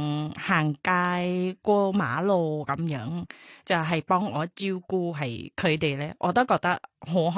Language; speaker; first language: Cantonese; non-native, learner; Thai